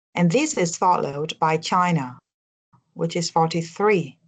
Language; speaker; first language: English; non-native, fluent; Vietnamese